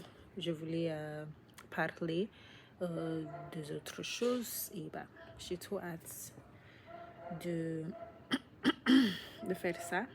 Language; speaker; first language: French; non-native, learner; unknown